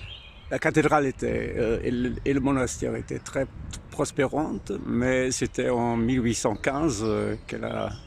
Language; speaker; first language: French; non-native, fluent; German